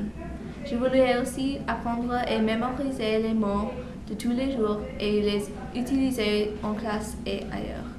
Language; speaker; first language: French; non-native, fluent; English